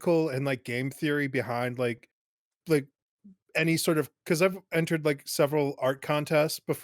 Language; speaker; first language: English; native; English